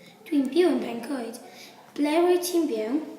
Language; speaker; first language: Welsh; non-native, learner; English